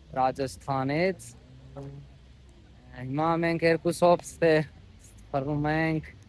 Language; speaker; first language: Armenian; non-native, learner; Hindi